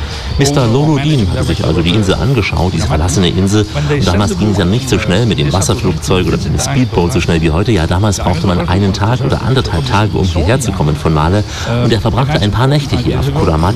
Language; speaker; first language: German; native; German